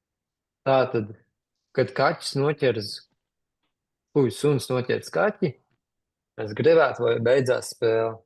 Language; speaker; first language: Latvian; native; Latvian